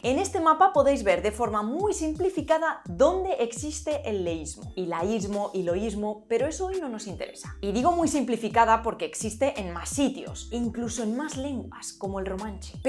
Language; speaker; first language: Spanish; native; Spanish